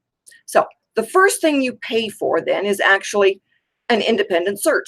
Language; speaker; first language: English; native; English